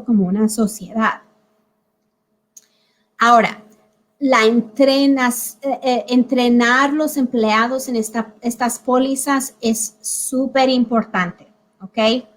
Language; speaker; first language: Spanish; early bilingual, heritage; Spanish